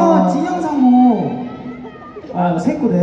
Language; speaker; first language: Japanese; non-native, learner; Korean